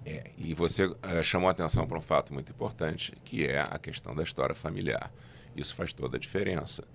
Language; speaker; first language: Portuguese; native; Portuguese